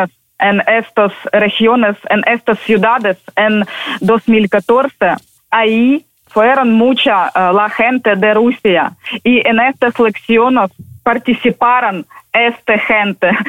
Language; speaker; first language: Spanish; non-native, learner; Ukrainian